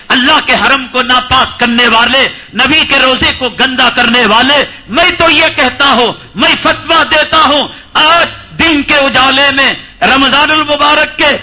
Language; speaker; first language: Urdu; native; Urdu